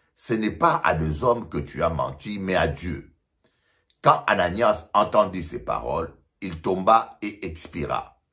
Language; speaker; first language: French; non-native, local second language; Lingala